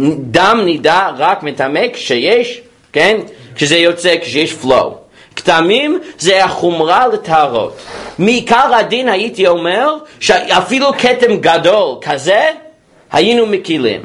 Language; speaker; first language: Hebrew; non-native, fluent; English